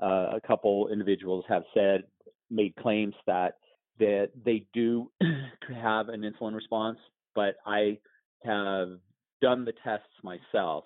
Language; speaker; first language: English; native; English